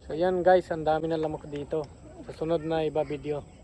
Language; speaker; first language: Filipino; non-native, learner; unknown